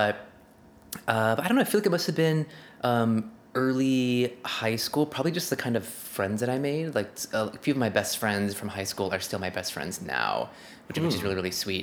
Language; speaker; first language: English; native; English